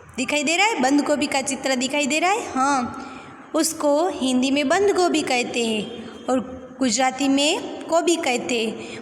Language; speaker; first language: Hindi; non-native, local second language; Gujarati